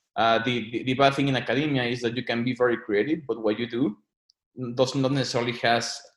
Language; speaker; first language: English; non-native, fluent; Spanish